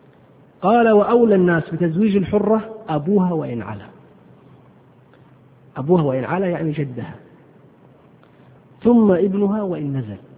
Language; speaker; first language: Arabic; native; Arabic